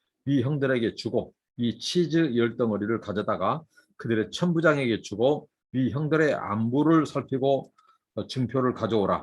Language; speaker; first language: Korean; native; Korean